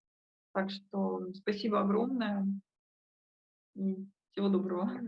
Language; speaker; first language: Russian; native; Russian